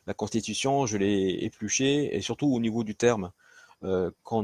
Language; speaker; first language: French; native; French